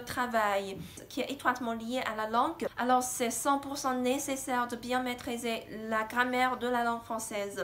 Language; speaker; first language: French; non-native, fluent; Chinese